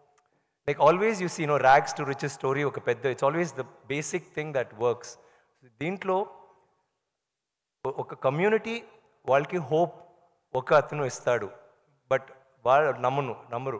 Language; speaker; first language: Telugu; non-native, learner; Tamil